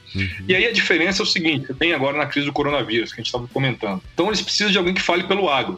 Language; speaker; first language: Portuguese; native; Portuguese